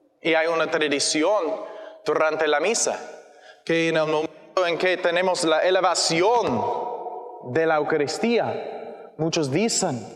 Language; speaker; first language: Spanish; non-native, learner; English